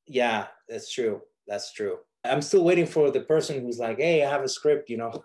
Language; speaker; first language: English; non-native, fluent; Spanish